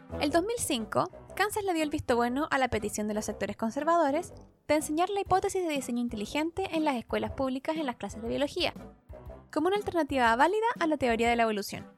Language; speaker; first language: Spanish; native; Spanish